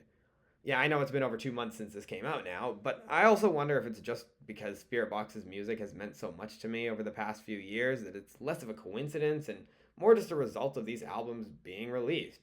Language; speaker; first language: English; native; English